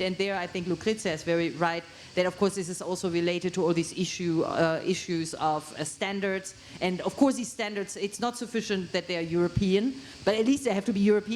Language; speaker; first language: English; non-native, fluent; German